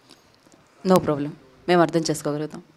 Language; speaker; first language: Telugu; native; Telugu